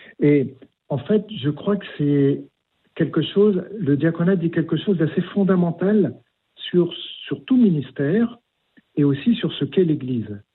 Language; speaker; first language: French; native; French